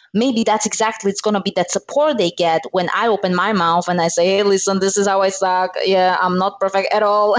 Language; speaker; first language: English; non-native, fluent; Slovak